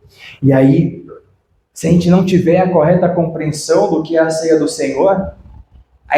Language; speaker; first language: Portuguese; native; Portuguese